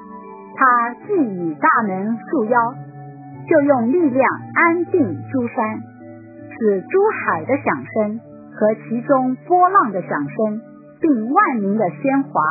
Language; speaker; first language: Chinese; native; Chinese